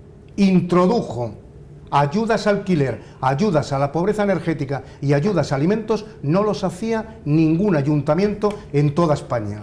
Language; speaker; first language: Spanish; native; Spanish